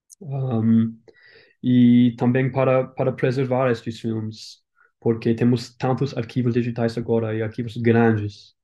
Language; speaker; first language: Portuguese; non-native, learner; English